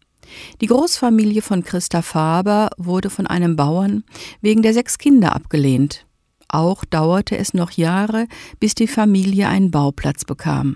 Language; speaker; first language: German; native; German